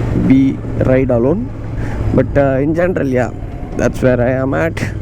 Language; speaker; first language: English; non-native, local second language; Tamil